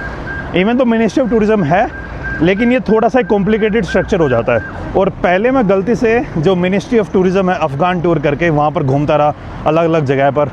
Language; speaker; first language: Hindi; native; Hindi